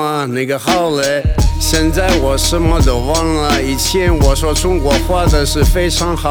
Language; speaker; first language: Chinese; non-native, learner; Russian